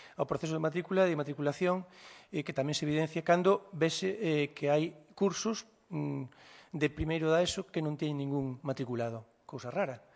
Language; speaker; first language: Galician; native; Galician